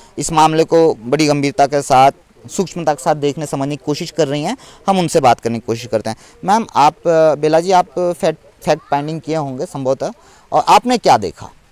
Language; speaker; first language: Hindi; native; Hindi